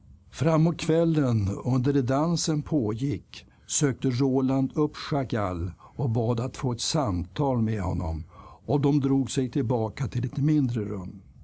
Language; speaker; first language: Swedish; native; Swedish